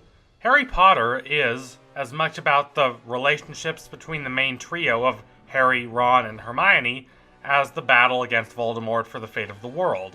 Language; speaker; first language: English; native; English